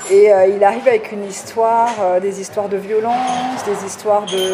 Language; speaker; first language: French; native; French